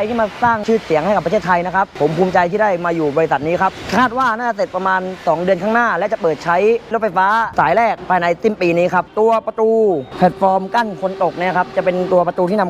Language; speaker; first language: Thai; native; Thai